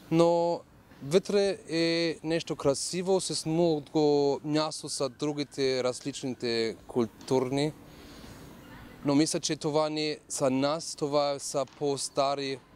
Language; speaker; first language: Bulgarian; non-native, learner; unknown